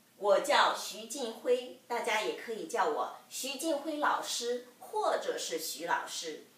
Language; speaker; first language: Chinese; native; Chinese